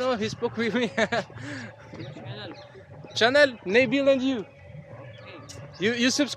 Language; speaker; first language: English; non-native, learner; French